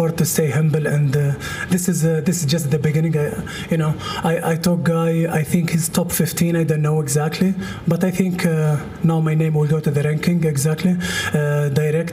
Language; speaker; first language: English; non-native, fluent; Russian